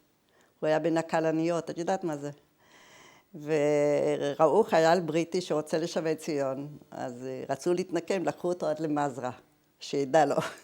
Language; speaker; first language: Hebrew; early bilingual, other home language; German